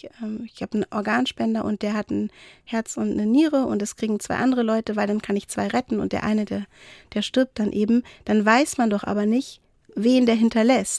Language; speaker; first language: German; native; German